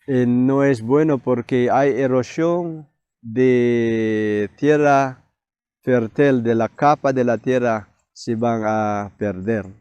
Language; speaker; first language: Spanish; non-native, fluent; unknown